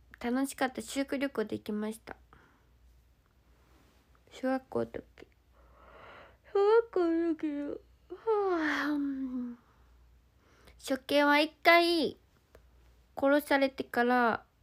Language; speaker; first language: Japanese; native; Japanese